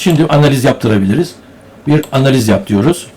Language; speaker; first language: Turkish; native; Turkish